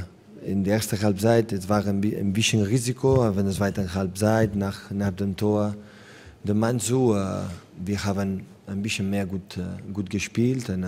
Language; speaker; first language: German; non-native, learner; Catalan